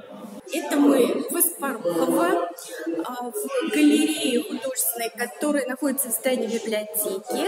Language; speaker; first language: Russian; native; Russian